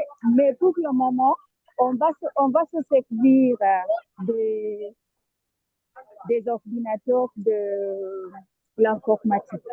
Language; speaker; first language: French; non-native, fluent; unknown